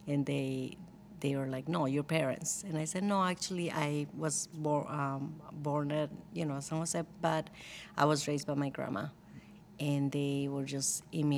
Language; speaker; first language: English; non-native, fluent; Spanish